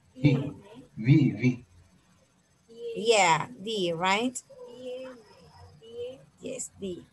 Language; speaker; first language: English; non-native, fluent; Spanish